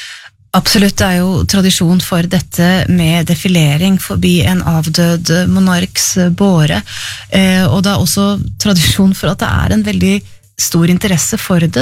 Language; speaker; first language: Norwegian; native; Norwegian